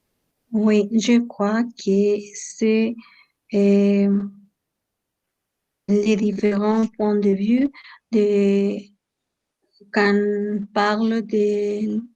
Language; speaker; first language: French; non-native, learner; Spanish